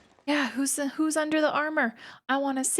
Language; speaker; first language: English; native; English